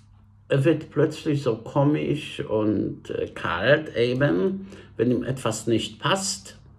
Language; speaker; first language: German; non-native, fluent; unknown